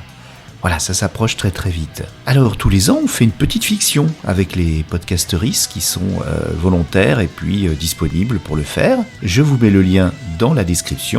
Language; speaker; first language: French; native; French